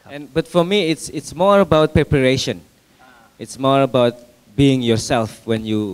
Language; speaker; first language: English; non-native, fluent; Indonesian